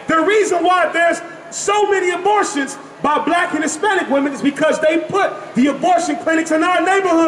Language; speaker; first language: English; native; English